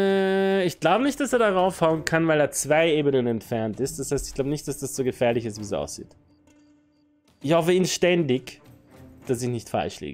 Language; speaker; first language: German; native; German